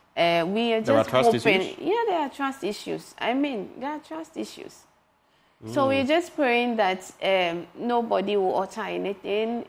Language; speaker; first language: English; non-native, local second language; Ga